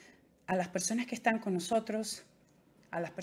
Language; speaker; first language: Spanish; native; Spanish